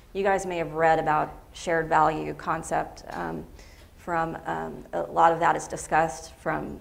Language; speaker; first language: English; native; English